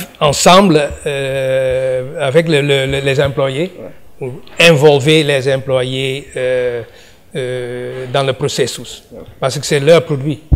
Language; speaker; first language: French; non-native, learner; Dutch